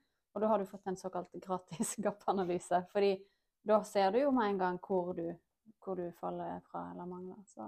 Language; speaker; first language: Norwegian; native; Norwegian